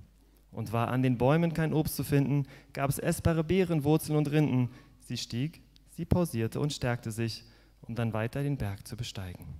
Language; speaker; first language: German; native; German